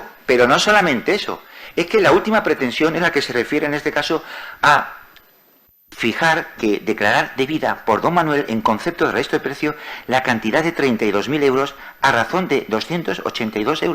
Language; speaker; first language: Spanish; native; Spanish